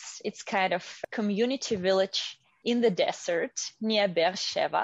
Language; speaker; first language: English; non-native, fluent; Russian